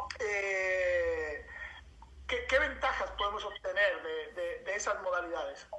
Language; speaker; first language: Spanish; native; Spanish